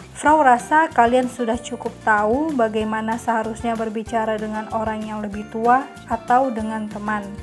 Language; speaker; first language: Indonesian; native; Indonesian